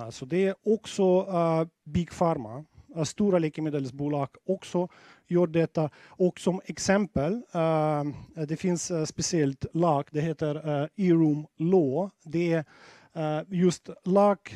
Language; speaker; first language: Swedish; non-native, fluent; Russian